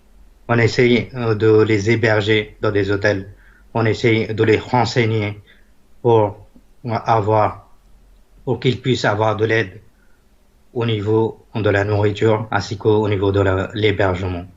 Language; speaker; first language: French; non-native, fluent; Bangla